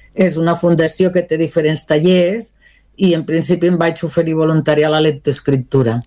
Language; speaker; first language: Catalan; non-native, local second language; Spanish